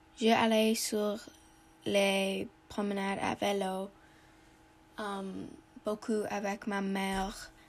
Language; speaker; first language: French; non-native, learner; English